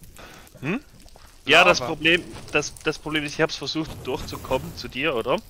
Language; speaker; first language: German; native; German